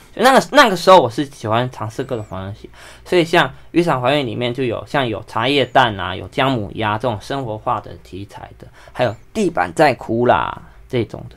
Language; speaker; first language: Chinese; native; Chinese